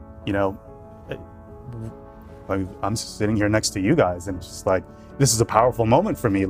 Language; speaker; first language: English; non-native, fluent; Portuguese